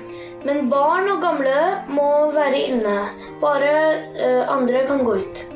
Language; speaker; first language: Norwegian; early bilingual, heritage; Norwegian